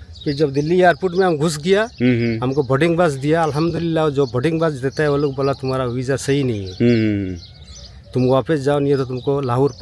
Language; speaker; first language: Hindi; non-native, fluent; Pashto